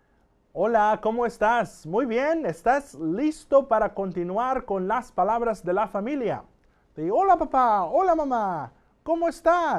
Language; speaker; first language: Spanish; non-native, fluent; English